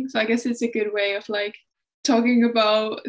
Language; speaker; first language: English; non-native, fluent; Finnish